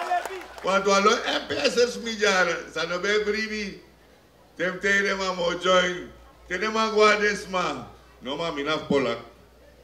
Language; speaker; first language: Dutch; non-native, local second language; Sranan Tongo